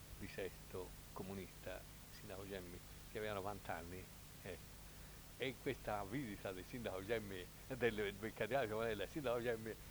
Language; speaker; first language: Italian; native; Italian